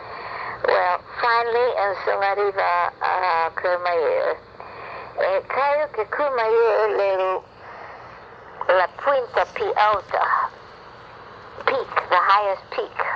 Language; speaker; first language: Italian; early bilingual, heritage; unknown